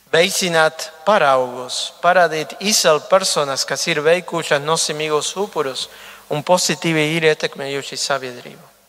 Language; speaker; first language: Latvian; non-native, fluent; Spanish